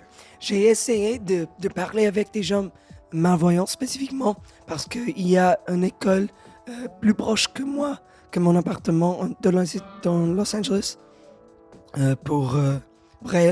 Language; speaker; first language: French; non-native, learner; English